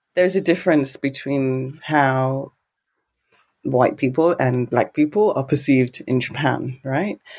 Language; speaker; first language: English; native; English